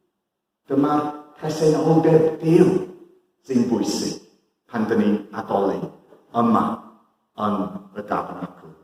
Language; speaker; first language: Welsh; non-native, fluent; English